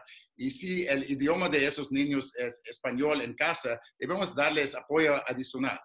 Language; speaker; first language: Spanish; non-native, fluent; English